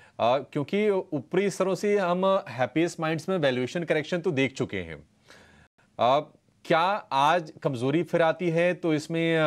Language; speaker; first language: Hindi; native; Hindi